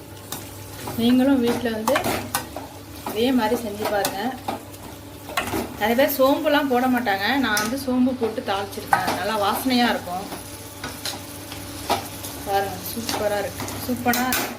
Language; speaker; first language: Tamil; native; Tamil